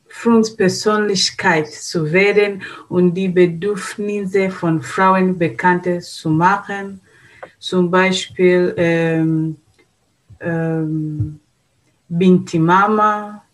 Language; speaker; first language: German; non-native, learner; Swahili